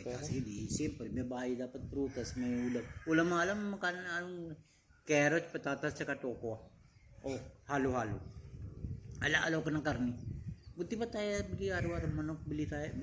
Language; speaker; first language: Filipino; non-native, learner; Punjabi